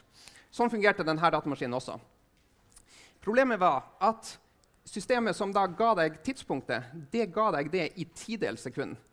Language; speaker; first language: Norwegian; native; Norwegian